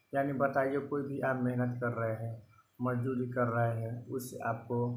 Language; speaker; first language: Hindi; non-native, local second language; Bhojpuri